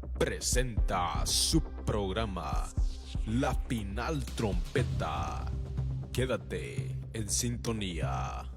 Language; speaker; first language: Spanish; native; Spanish